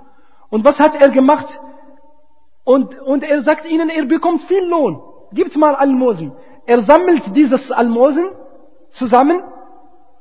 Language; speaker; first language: German; non-native, fluent; Arabic